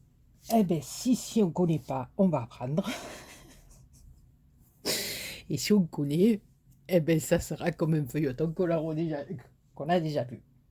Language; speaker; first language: French; native; French